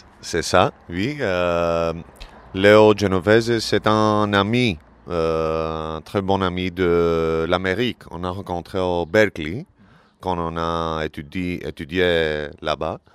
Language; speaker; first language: French; non-native, learner; Greek